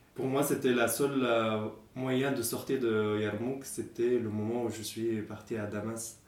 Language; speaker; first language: French; non-native, fluent; Arabic